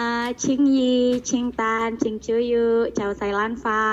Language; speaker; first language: Cantonese; non-native, learner; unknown